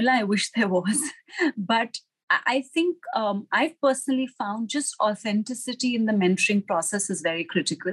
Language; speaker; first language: English; non-native, local second language; Hindi